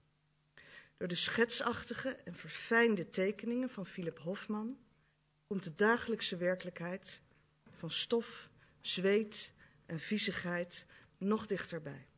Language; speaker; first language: Dutch; native; Dutch